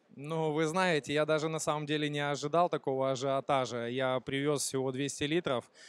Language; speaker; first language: Russian; native; Russian